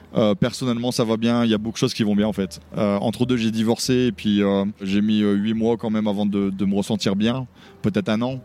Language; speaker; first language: French; native; French